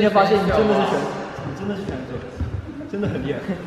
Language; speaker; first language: Chinese; native; Chinese